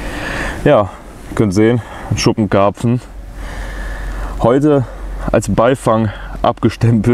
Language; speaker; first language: German; native; German